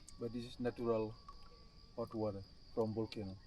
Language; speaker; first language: English; non-native, learner; Indonesian